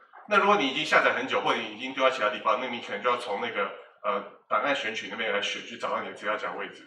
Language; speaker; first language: Chinese; native; Chinese